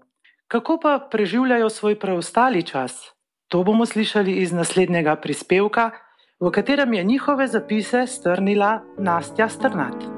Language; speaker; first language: Slovenian; native; Slovenian